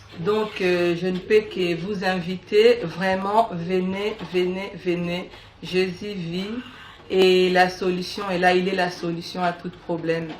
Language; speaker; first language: French; native; French